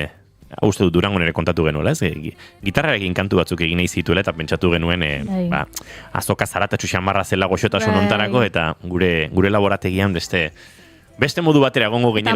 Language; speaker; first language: Basque; native; Basque